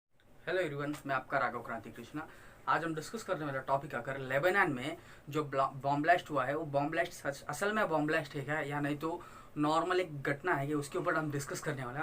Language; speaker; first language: Hindi; non-native, local second language; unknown